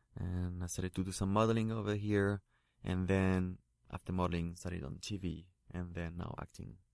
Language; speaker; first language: English; non-native, fluent; French